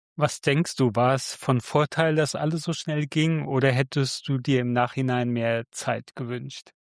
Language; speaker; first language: German; native; German